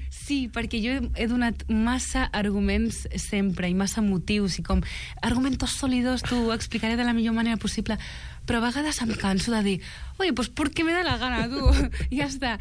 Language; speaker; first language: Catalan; early bilingual, other home language; Arabic